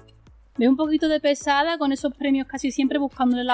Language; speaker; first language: Spanish; native; Spanish